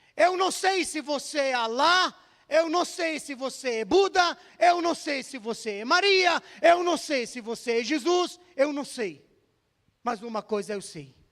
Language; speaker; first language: Portuguese; non-native, fluent; Arabic